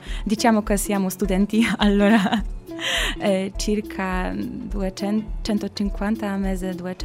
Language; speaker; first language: Italian; non-native, learner; Polish